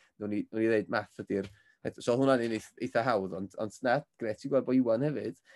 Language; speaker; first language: Welsh; native; Welsh